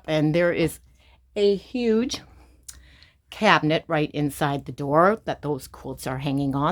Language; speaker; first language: English; native; English